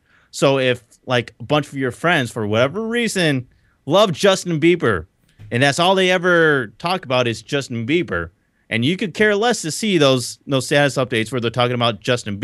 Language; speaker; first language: English; native; English